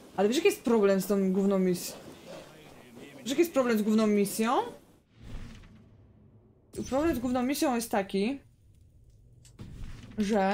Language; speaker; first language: Polish; native; Polish